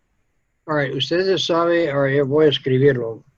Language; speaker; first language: Spanish; non-native, fluent; English